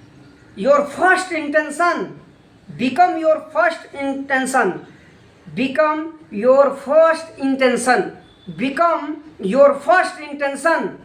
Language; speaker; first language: English; non-native, learner; Hindi